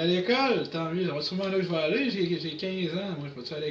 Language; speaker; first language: French; native; French